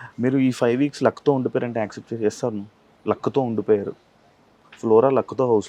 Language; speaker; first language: Telugu; native; Telugu